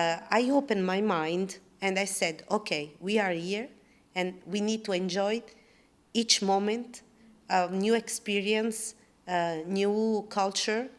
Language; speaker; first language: English; non-native, learner; Italian